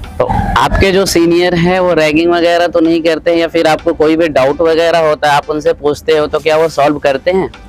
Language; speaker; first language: Hindi; native; Hindi